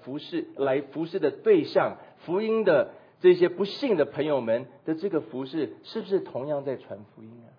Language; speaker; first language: Chinese; native; Chinese